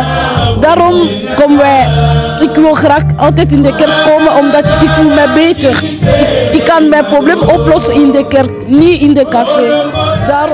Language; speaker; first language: Dutch; early bilingual, other home language; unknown